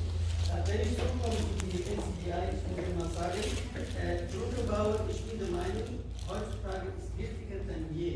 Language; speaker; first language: German; non-native, fluent; Somali